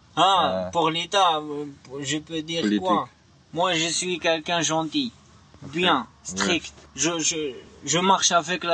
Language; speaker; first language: French; non-native, learner; Arabic